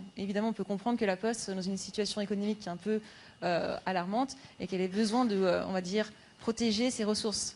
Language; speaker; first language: French; native; French